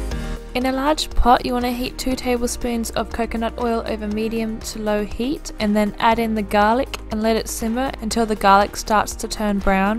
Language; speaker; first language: English; native; English